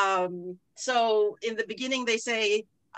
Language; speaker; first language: English; non-native, local second language; Filipino